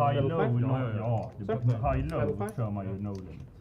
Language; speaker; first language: Swedish; native; Swedish